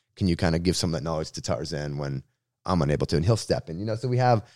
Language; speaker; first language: English; native; English